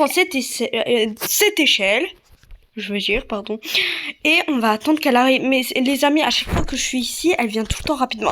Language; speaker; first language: French; native; French